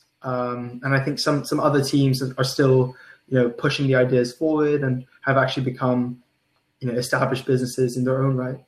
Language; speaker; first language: English; non-native, local second language; Cantonese